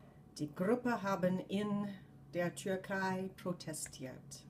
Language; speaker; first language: German; non-native, fluent; English